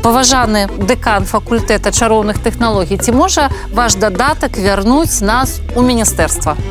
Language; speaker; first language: Belarusian; native; Belarusian